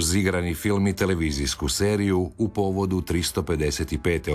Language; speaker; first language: Croatian; native; Croatian